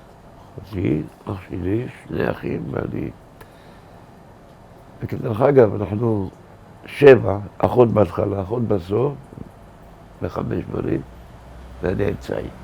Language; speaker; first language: Hebrew; early bilingual, other home language; Arabic